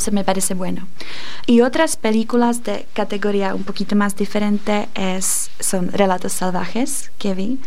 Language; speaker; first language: Spanish; non-native, fluent; Czech